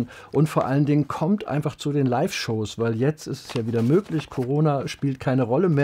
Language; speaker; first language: German; native; German